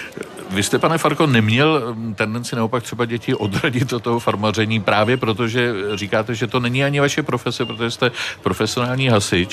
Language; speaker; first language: Czech; native; Czech